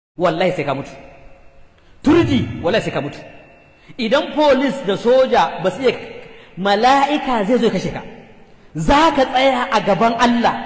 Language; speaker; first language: Hausa; native; Hausa